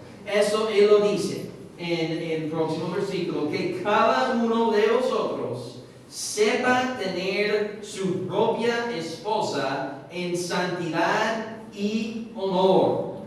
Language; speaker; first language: Spanish; non-native, fluent; English